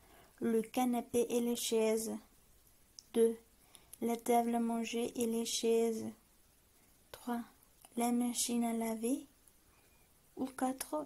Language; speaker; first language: French; non-native, learner; Spanish